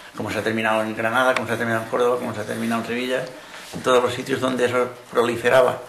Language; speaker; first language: Spanish; non-native, local second language; Catalan